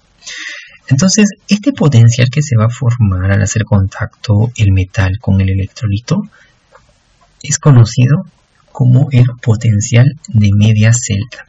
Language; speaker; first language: Spanish; native; Spanish